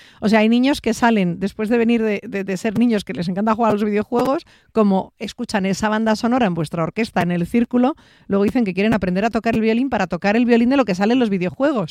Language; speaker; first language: Spanish; native; Spanish